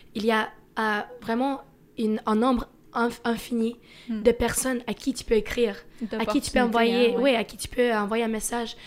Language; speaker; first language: French; early bilingual, other home language; Russian